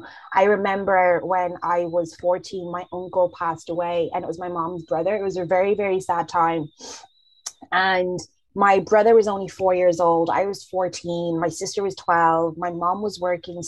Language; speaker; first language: English; early bilingual, other home language; Zulu